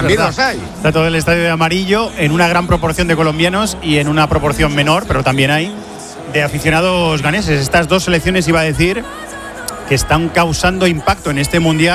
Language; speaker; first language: Spanish; native; Spanish